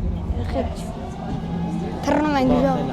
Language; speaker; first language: Armenian; early bilingual, heritage; Armenian